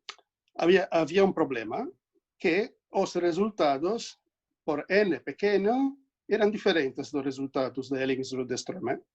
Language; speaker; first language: Portuguese; non-native, fluent; Italian